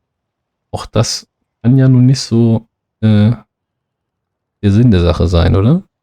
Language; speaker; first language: German; native; German